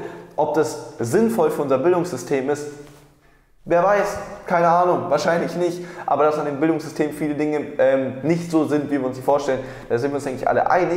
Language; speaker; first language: German; native; German